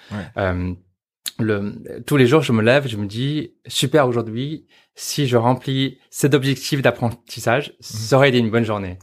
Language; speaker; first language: French; non-native, fluent; Chinese